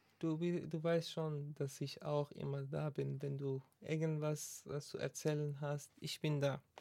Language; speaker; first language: German; non-native, learner; Persian